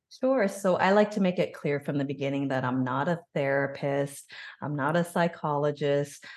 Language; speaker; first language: English; native; English